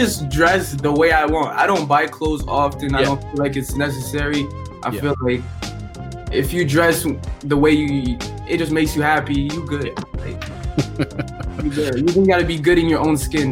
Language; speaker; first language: English; non-native, fluent; French